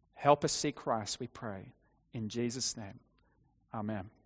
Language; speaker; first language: English; native; English